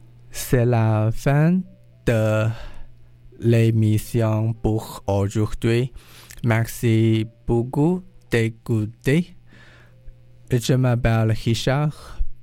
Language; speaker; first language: French; non-native, learner; Chinese